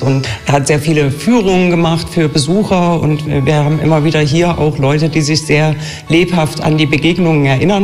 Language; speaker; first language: German; native; German